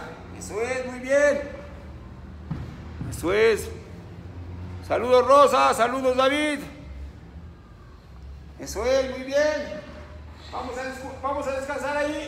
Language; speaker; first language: Spanish; native; Spanish